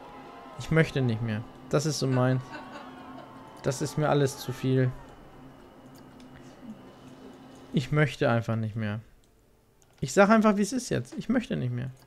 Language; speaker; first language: German; native; German